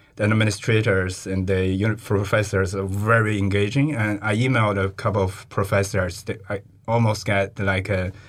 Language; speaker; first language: English; non-native, fluent; Chinese